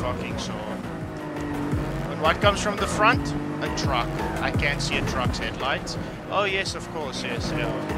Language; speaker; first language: English; non-native, local second language; Afrikaans